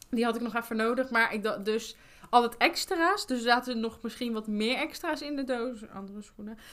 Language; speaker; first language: Dutch; native; Dutch